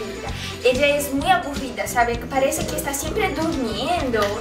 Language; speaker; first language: Spanish; non-native, learner; Portuguese